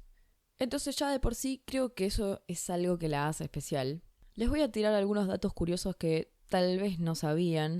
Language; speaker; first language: Spanish; native; Spanish